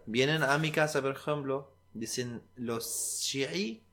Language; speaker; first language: Spanish; non-native, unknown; Arabic